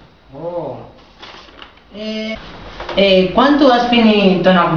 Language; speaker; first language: French; non-native, learner; Spanish